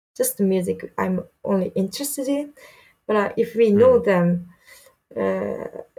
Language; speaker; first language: English; non-native, learner; Japanese